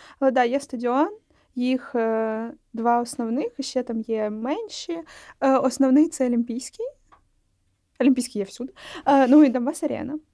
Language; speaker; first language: Ukrainian; non-native, local second language; Russian